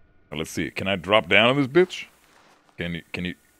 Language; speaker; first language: English; early bilingual, other home language; German